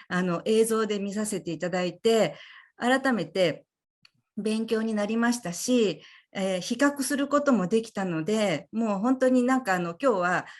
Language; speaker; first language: Japanese; native; Japanese